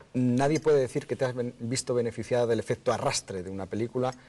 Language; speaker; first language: Spanish; native; Spanish